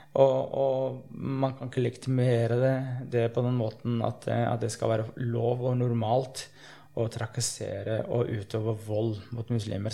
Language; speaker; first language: Norwegian; early bilingual, other home language; Somali